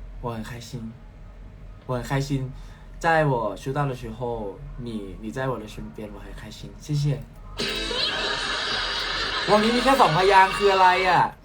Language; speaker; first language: Chinese; non-native, learner; Thai